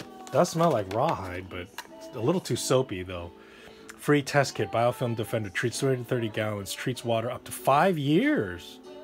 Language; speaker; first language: English; native; English